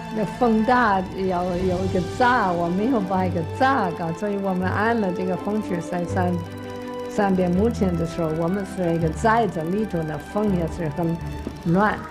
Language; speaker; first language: Chinese; non-native, fluent; English